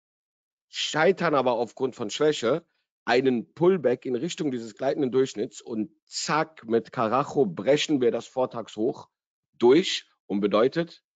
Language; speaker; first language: German; native; German